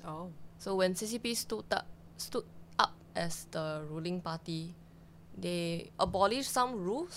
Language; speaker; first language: English; early bilingual, other home language; Chinese